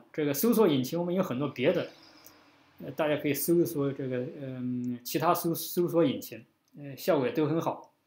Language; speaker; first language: Chinese; native; Chinese